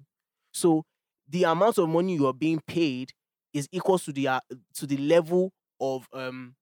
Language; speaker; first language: English; non-native, local second language; Yoruba